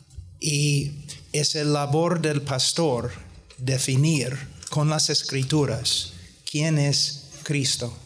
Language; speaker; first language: Spanish; non-native, fluent; English